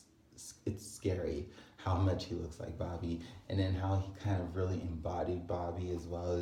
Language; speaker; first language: English; native; English